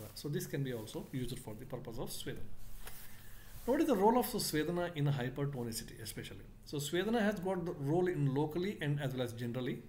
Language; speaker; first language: English; non-native, local second language; Kannada